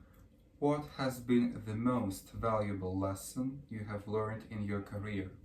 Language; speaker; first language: English; early bilingual, other home language; Russian